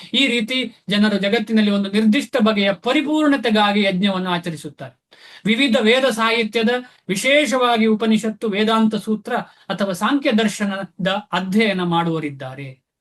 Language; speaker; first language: Kannada; non-native, local second language; Tulu